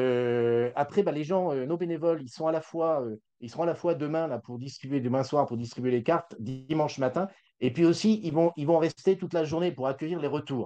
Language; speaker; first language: French; native; French